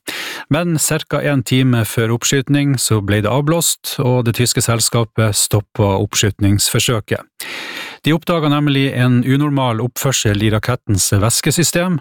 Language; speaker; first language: Norwegian; native; Norwegian